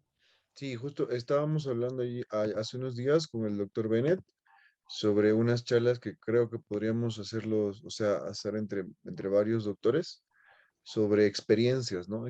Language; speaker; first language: Spanish; native; Spanish